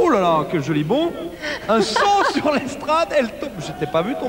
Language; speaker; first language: French; native; French